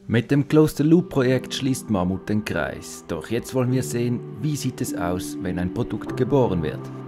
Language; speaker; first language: German; native; German